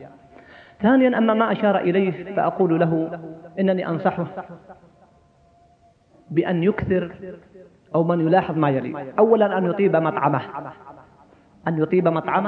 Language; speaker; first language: Arabic; native; Arabic